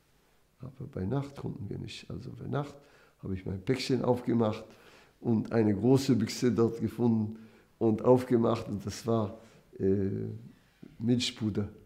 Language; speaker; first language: German; non-native, fluent; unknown